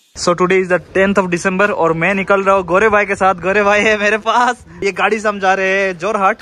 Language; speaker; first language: Hindi; non-native, local second language; Nepali